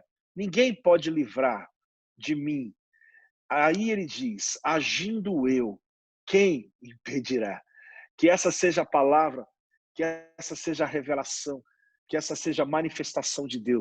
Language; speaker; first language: Portuguese; native; Portuguese